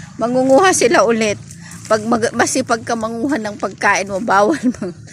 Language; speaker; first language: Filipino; non-native, local second language; Iloko